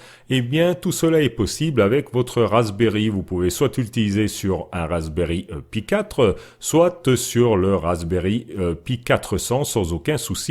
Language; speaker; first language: French; native; French